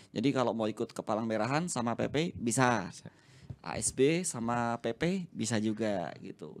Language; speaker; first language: Indonesian; native; Indonesian